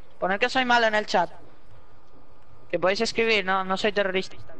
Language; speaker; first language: Spanish; early bilingual, heritage; Spanish